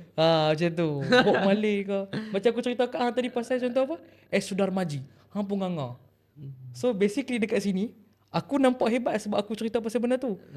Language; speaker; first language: Malay; native; Malay